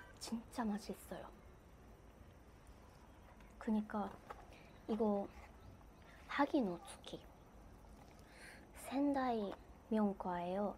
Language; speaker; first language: Korean; non-native, learner; Japanese